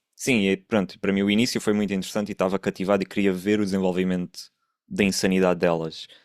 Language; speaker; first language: Portuguese; native; Portuguese